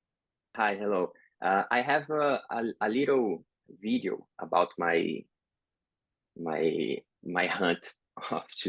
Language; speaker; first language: English; non-native, learner; Portuguese